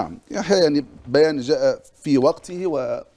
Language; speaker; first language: Arabic; native; Arabic